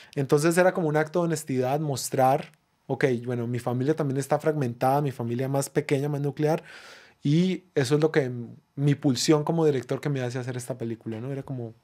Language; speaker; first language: Spanish; native; Spanish